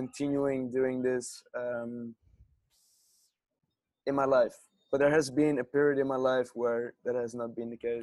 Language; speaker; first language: English; non-native, fluent; Dutch